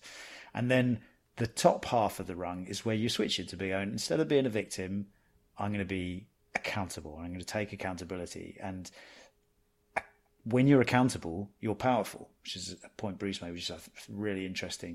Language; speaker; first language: English; native; English